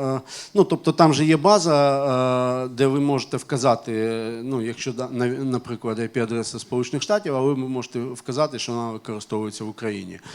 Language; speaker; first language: Ukrainian; non-native, local second language; Russian